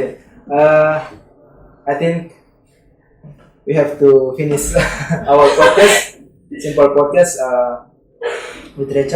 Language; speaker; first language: English; non-native, learner; Indonesian